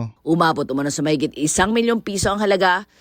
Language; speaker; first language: Filipino; native; Filipino